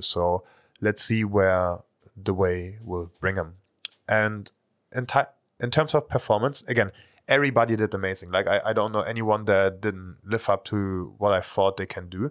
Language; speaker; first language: English; non-native, fluent; German